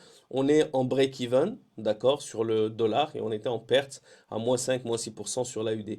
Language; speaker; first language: French; native; French